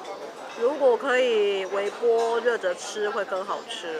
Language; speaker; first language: Chinese; native; Chinese